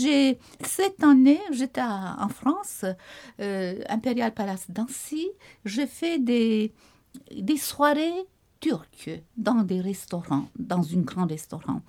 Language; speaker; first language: French; non-native, fluent; Turkish